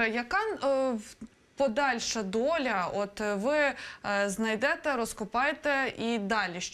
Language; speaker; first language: Ukrainian; native; Ukrainian